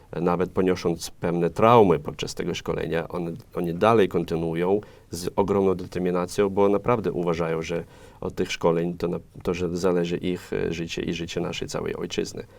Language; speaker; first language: Polish; non-native, fluent; Ukrainian